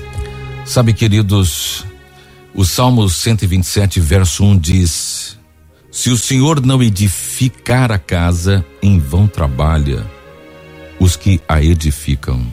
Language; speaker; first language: Portuguese; native; Portuguese